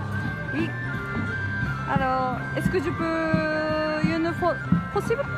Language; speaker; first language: French; non-native, learner; Japanese